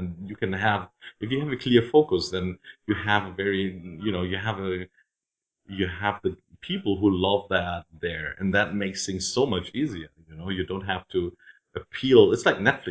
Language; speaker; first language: English; non-native, fluent; German